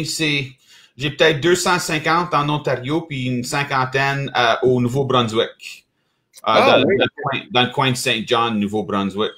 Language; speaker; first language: French; native; French